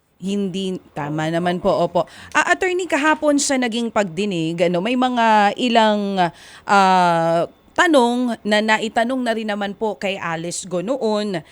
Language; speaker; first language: Filipino; native; Filipino